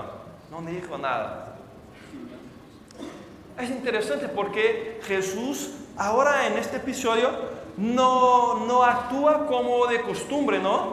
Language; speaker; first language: Spanish; non-native, fluent; Portuguese